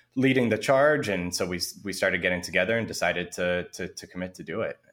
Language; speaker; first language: English; native; English